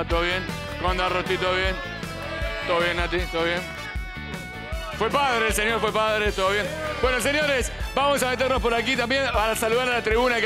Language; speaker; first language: Spanish; native; Spanish